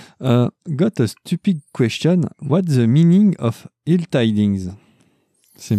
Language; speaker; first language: English; non-native, learner; French